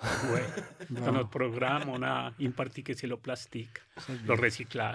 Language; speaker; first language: French; non-native, learner; Spanish